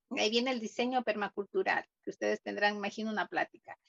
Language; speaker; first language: Spanish; native; Spanish